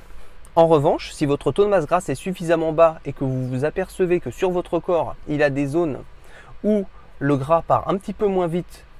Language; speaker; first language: French; native; French